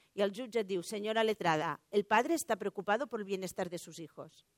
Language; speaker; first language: Spanish; non-native, local second language; Catalan